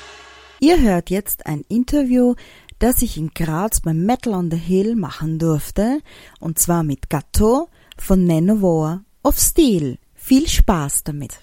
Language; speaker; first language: German; native; German